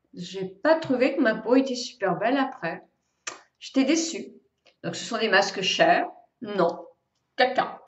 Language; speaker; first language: French; native; French